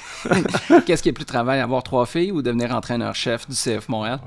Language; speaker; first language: French; native; French